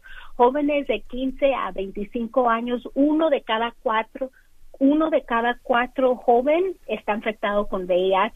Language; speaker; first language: Spanish; early bilingual, other home language; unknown